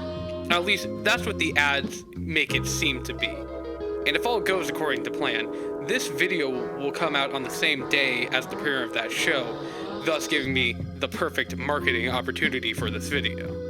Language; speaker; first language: English; native; English